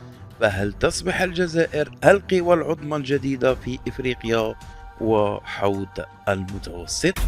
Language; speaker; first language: Arabic; native; Arabic